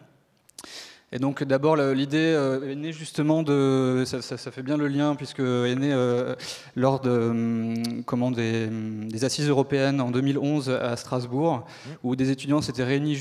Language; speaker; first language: French; native; French